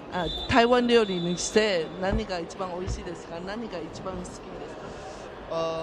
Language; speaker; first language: Japanese; non-native, learner; Chinese